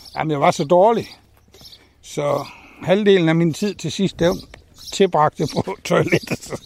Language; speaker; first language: Danish; native; Danish